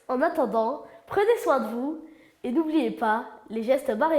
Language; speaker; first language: French; native; French